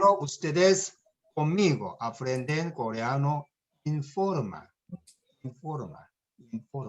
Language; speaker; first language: Spanish; non-native, learner; Korean